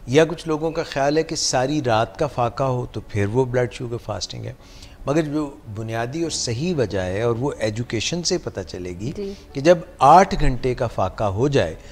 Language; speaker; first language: Urdu; native; Urdu